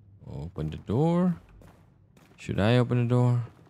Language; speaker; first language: English; non-native, local second language; Malay